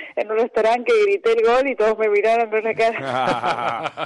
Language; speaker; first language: Spanish; native; Spanish